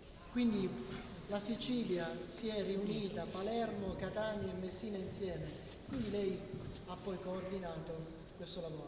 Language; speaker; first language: Italian; native; Italian